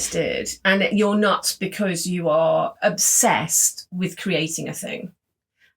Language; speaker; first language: English; native; English